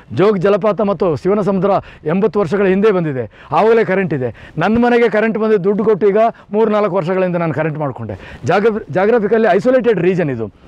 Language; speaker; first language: Kannada; non-native, local second language; Kodava